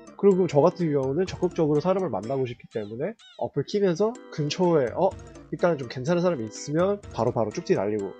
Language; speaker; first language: Korean; early bilingual, heritage; Korean